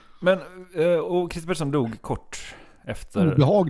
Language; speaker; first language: Swedish; native; Swedish